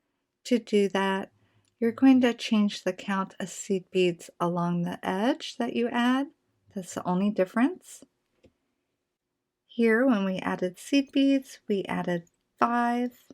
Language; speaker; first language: English; native; English